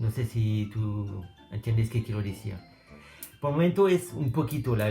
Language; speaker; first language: Spanish; non-native, learner; French